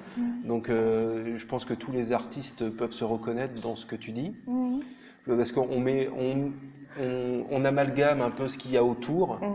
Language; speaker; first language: French; native; French